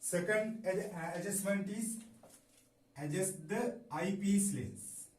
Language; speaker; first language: English; non-native, local second language; Sinhala